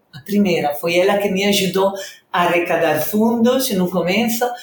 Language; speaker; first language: Portuguese; non-native, fluent; Italian